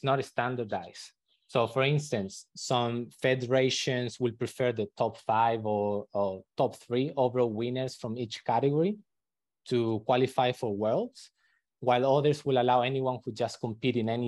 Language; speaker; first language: English; non-native, fluent; Spanish